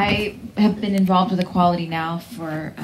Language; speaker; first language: English; native; English